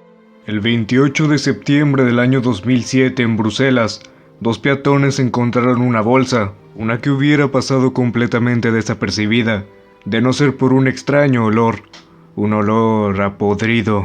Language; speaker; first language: Spanish; native; Spanish